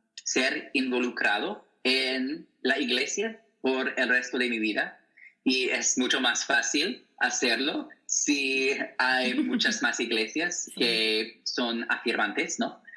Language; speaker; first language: Spanish; non-native, learner; English